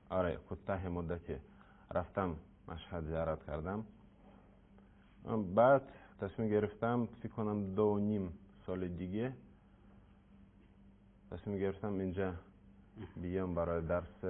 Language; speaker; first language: Persian; non-native, learner; Russian